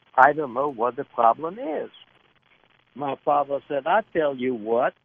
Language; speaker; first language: English; early bilingual, other home language; Lithuanian